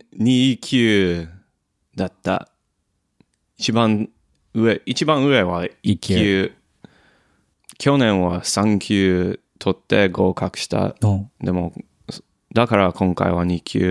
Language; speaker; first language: Japanese; non-native, learner; English